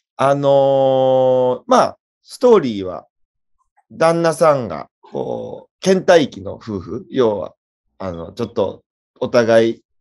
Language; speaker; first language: Japanese; native; Japanese